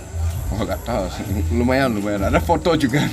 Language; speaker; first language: Indonesian; non-native, fluent; English